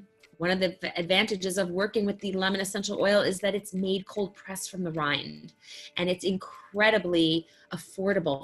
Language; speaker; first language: English; native; English